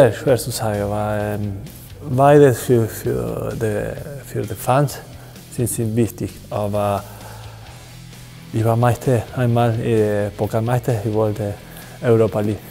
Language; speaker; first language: German; non-native, learner; Spanish